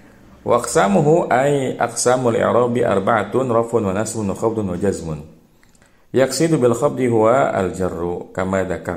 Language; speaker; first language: Arabic; non-native, fluent; Indonesian